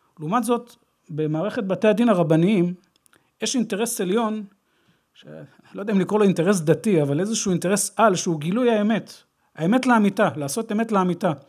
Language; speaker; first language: Hebrew; native; Hebrew